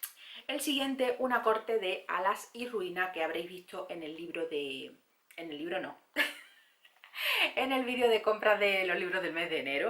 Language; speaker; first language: Spanish; native; Spanish